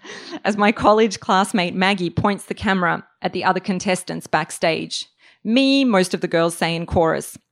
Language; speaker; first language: English; native; English